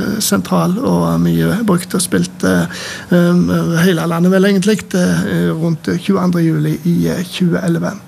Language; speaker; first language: Norwegian; native; Norwegian